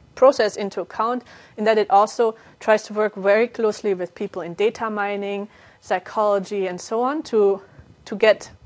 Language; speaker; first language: English; non-native, fluent; German